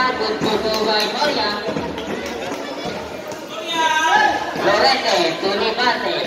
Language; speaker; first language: English; non-native, local second language; Filipino